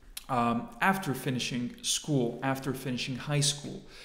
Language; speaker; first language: English; non-native, fluent; Lithuanian